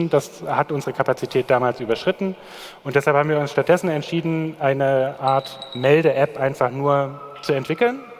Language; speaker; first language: German; native; German